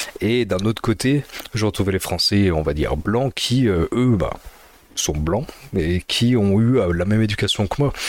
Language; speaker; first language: French; early bilingual, other home language; Amharic